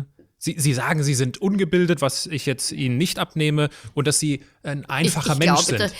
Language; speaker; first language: German; native; German